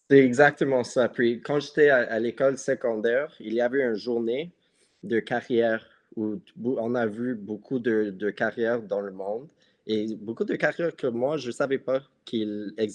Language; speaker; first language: French; non-native, local second language; English